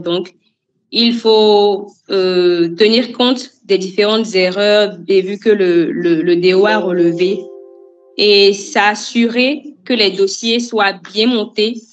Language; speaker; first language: French; native; French